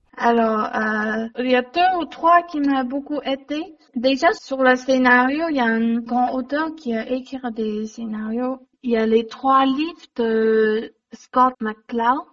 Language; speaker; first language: French; non-native, learner; Chinese